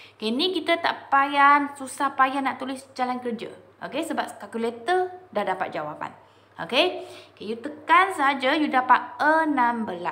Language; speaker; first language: Malay; non-native, local second language; Chinese